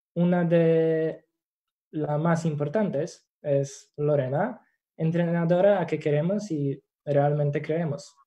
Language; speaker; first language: Spanish; non-native, fluent; Polish